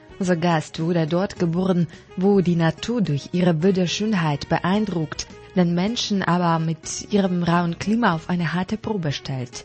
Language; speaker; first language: German; non-native, fluent; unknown